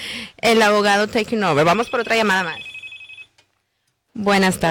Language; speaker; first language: Spanish; native; Spanish